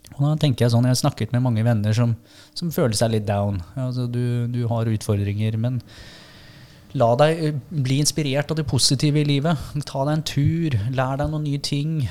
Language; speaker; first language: Norwegian; native; Norwegian